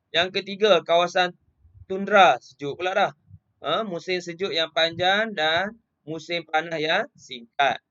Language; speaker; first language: Malay; native; Malay